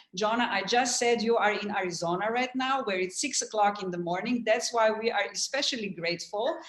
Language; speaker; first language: English; non-native, fluent; Slovenian